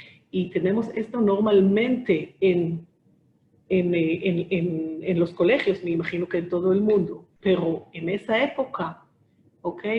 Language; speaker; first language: Spanish; non-native, fluent; Hebrew